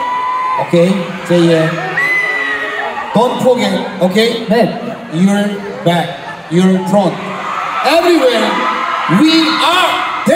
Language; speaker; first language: English; non-native, learner; Korean